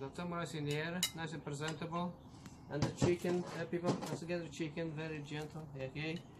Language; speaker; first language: English; non-native, fluent; Portuguese